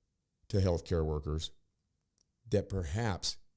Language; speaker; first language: English; native; English